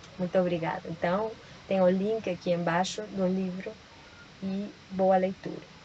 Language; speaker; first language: Portuguese; non-native, fluent; Spanish